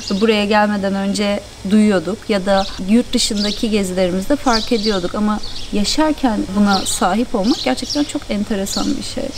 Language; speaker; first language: Turkish; native; Turkish